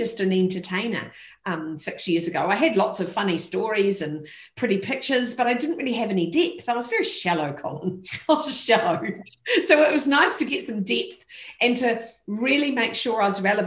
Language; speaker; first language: English; native; English